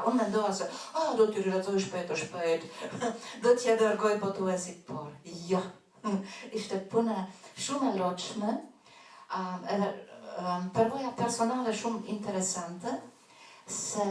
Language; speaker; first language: Albanian; non-native, fluent; German